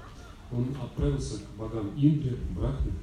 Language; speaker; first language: Russian; native; Russian